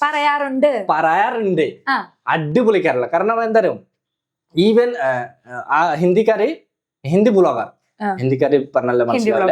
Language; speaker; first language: Malayalam; non-native, local second language; Bangla